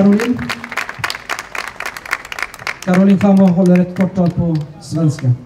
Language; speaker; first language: Swedish; early bilingual, other home language; Assyrian Neo-Aramaic